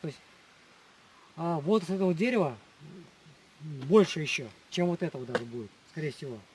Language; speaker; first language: Russian; native; Russian